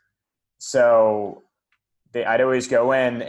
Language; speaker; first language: English; native; English